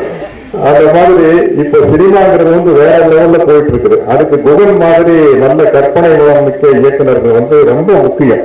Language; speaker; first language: Tamil; native; Tamil